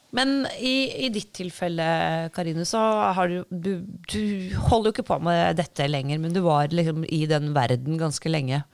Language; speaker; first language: Norwegian; native; Norwegian